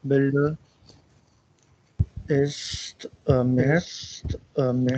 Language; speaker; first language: German; non-native, learner; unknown